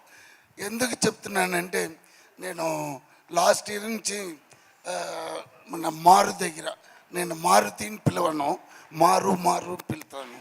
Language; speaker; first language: Telugu; non-native, fluent; Tamil